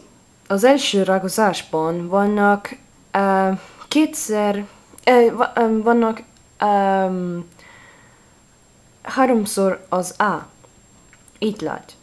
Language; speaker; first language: Hungarian; non-native, learner; Italian